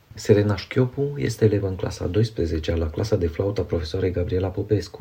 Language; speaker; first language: Romanian; native; Romanian